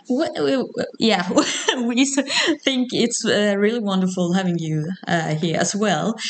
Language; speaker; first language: English; non-native, fluent; Norwegian